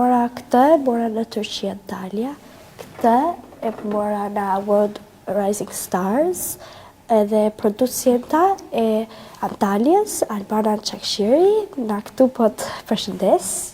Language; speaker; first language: Albanian; early bilingual, heritage; Albanian